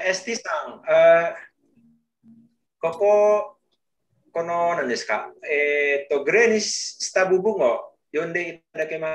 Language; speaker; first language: Japanese; non-native, learner; Indonesian